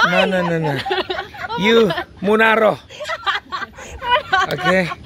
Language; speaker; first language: English; non-native, learner; Indonesian